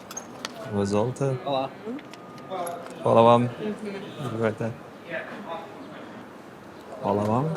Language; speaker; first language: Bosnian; non-native, learner; Turkish